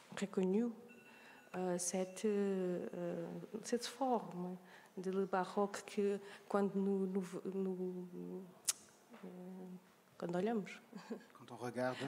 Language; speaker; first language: French; non-native, learner; Portuguese